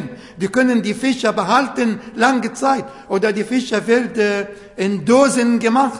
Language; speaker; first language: German; non-native, learner; Arabic